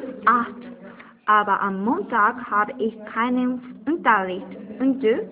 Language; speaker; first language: German; non-native, learner; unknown